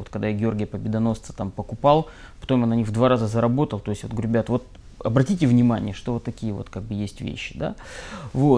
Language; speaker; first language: Russian; native; Russian